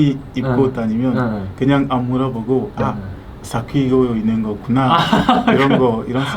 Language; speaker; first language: Korean; non-native, learner; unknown